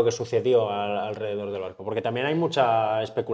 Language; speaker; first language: Spanish; native; Spanish